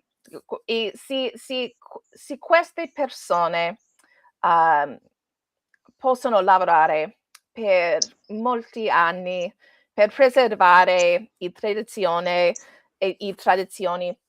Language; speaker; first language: Italian; non-native, learner; English